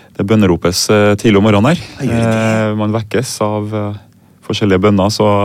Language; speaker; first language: Norwegian; early bilingual, other home language; Swahili